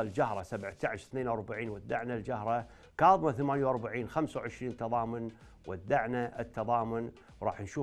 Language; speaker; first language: Arabic; native; Arabic